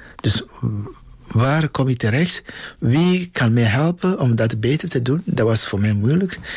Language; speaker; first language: Dutch; non-native, fluent; Ewe